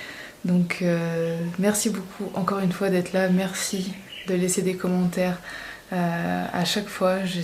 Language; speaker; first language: French; native; French